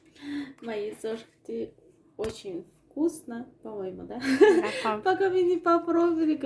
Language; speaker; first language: Russian; non-native, local second language; Tajik